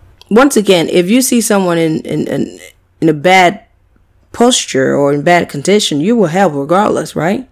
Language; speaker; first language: English; native; English